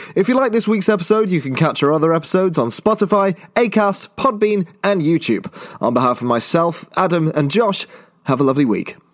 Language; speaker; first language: English; native; English